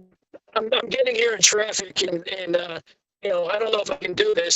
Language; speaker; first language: English; native; English